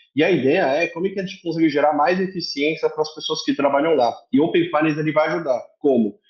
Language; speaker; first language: Portuguese; early bilingual, other home language; Korean